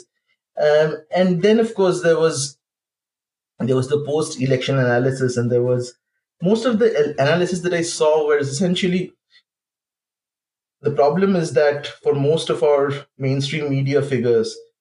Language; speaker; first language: English; non-native, local second language; Bangla